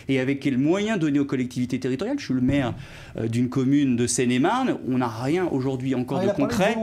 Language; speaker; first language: French; native; French